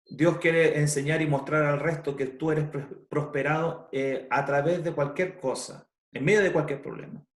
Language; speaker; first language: Spanish; native; Spanish